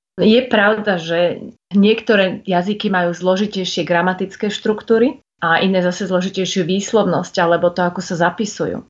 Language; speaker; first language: Slovak; native; Slovak